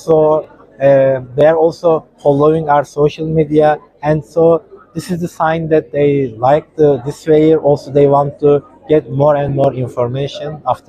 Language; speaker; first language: English; non-native, fluent; Turkish